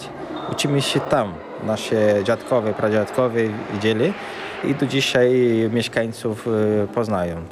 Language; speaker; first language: Polish; early bilingual, heritage; Portuguese